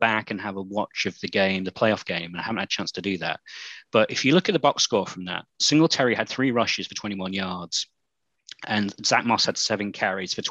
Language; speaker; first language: English; native; English